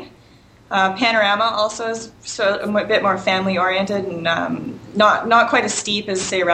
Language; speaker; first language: English; native; English